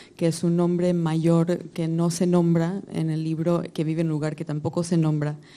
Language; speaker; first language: Spanish; non-native, fluent; English